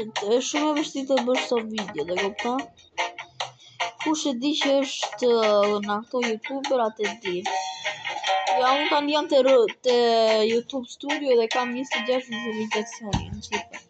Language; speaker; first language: Albanian; early bilingual, heritage; Albanian